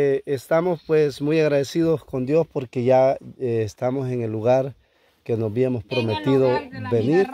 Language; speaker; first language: Spanish; native; Spanish